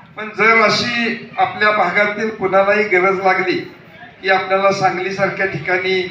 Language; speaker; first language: Marathi; native; Marathi